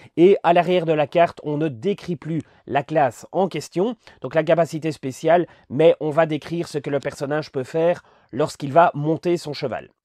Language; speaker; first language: French; native; French